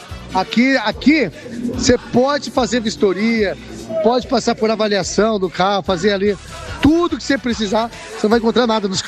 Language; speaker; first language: Portuguese; native; Portuguese